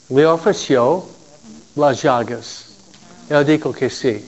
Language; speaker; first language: Spanish; non-native, fluent; English